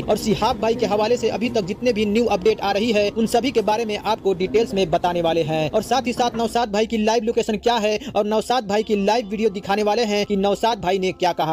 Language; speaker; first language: Hindi; native; Hindi